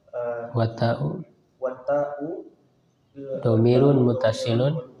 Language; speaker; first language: Arabic; non-native, fluent; Indonesian